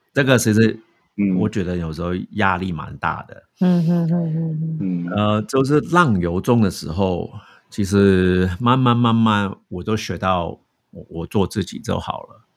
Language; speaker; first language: Chinese; non-native, fluent; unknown